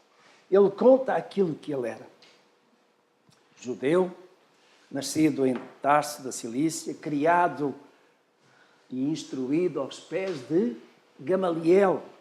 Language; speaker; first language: Portuguese; native; Portuguese